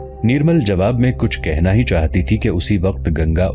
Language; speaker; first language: Urdu; native; Urdu